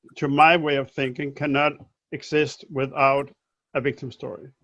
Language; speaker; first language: English; non-native, fluent; Danish